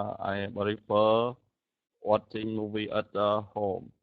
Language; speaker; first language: English; non-native, learner; Vietnamese